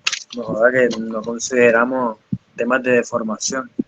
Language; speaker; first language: Spanish; native; Spanish